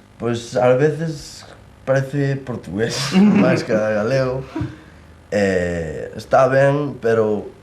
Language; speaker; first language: Galician; non-native, local second language; Spanish